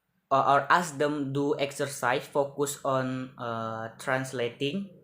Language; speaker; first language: English; non-native, learner; Indonesian